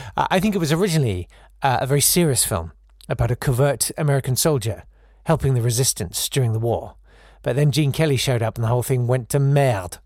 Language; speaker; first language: English; native; English